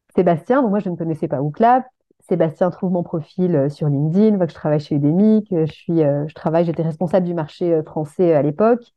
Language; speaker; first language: French; native; French